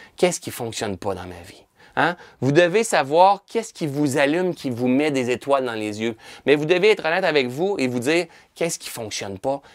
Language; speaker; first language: French; native; French